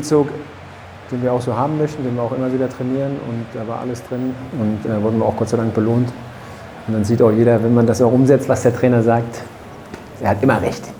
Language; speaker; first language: German; native; German